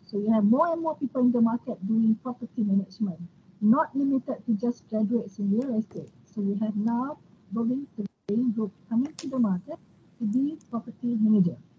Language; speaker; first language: English; non-native, local second language; Malay